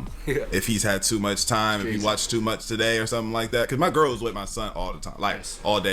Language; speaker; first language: English; native; English